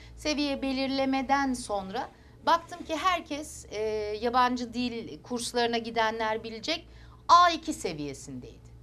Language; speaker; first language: Turkish; early bilingual, heritage; Turkish